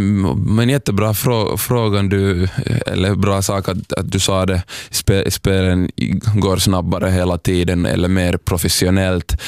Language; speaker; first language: Swedish; non-native, local second language; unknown